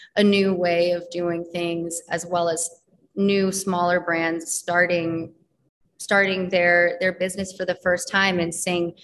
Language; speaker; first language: English; native; English